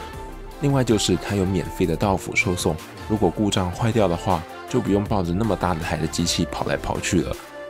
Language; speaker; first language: Chinese; native; Chinese